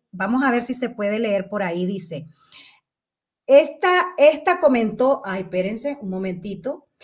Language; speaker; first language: Spanish; native; Spanish